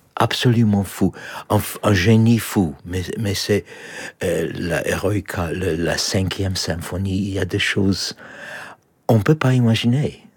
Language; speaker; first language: French; non-native, fluent; English